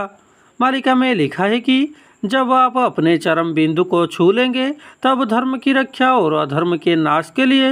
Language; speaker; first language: Hindi; non-native, local second language; Odia